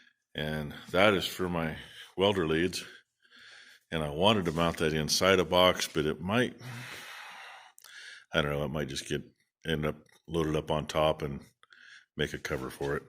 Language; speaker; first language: English; native; English